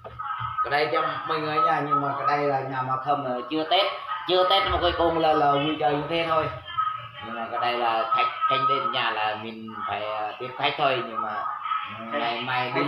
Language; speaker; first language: Vietnamese; non-native, local second language; Jarai